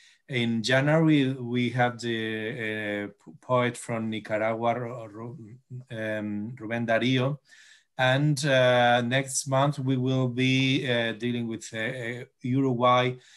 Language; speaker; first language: English; non-native, fluent; Spanish